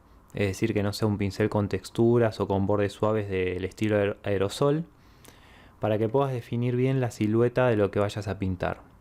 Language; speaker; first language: Spanish; native; Spanish